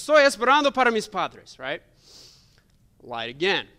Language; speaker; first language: Spanish; non-native, learner; English